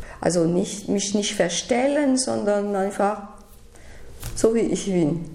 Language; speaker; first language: German; non-native, fluent; French